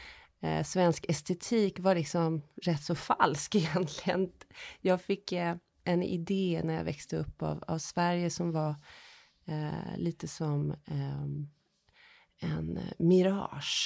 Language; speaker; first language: Swedish; early bilingual, heritage; Swedish